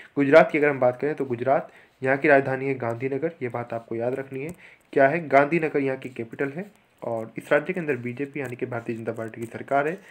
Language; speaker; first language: Hindi; native; Hindi